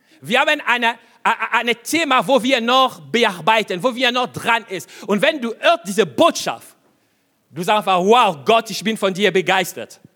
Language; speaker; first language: German; non-native, fluent; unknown